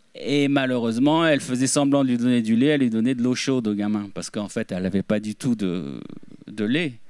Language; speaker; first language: French; native; French